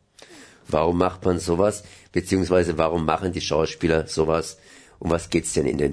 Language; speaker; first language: German; native; German